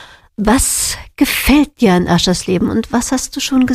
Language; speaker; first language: German; native; German